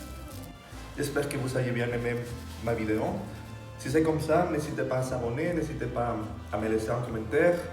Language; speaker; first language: French; non-native, fluent; Spanish